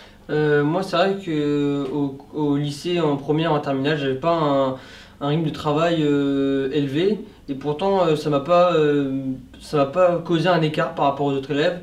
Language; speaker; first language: French; native; French